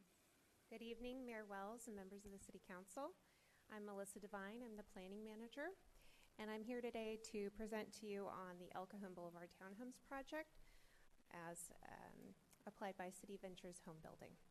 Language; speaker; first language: English; native; English